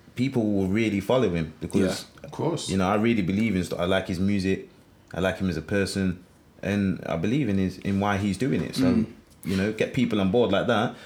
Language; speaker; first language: English; native; English